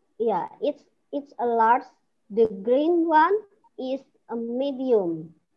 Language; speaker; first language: English; non-native, learner; Indonesian